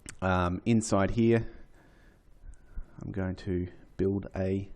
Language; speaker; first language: English; native; English